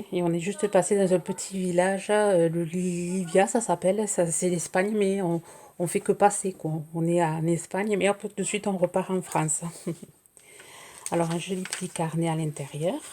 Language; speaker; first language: French; native; French